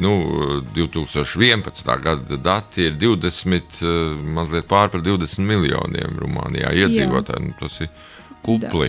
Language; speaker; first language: Latvian; native; Latvian